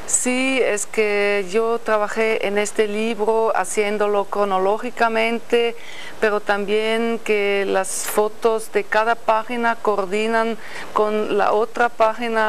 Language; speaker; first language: Spanish; non-native, fluent; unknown